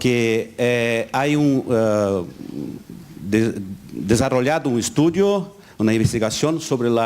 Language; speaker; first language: Spanish; non-native, learner; Portuguese